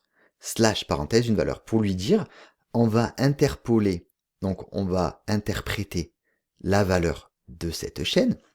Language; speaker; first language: French; native; French